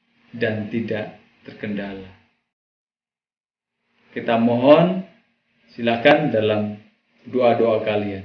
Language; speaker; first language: Indonesian; native; Indonesian